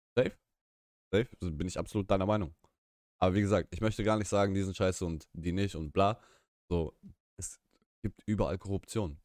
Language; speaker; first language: German; early bilingual, other home language; Russian